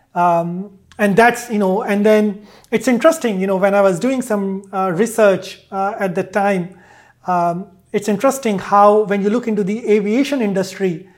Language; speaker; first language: English; non-native, local second language; Hindi